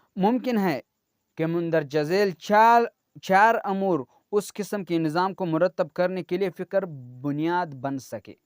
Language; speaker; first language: Urdu; non-native, local second language; Pashto